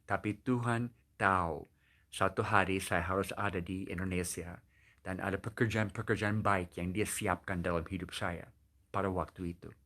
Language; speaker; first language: Indonesian; non-native, fluent; English